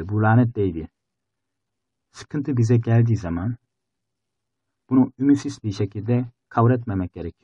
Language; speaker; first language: Turkish; non-native, fluent; Korean